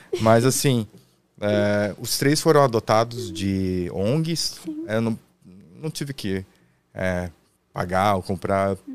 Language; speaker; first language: Portuguese; native; Portuguese